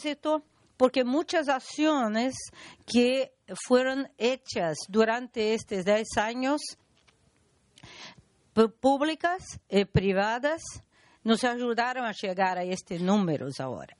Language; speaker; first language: Spanish; non-native, learner; Portuguese